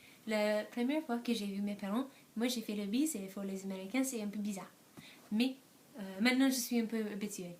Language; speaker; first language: French; non-native, learner; English